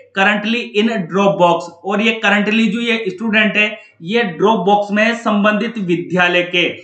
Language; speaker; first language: Hindi; native; Hindi